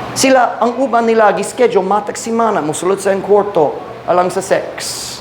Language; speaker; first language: Cebuano; non-native, fluent; English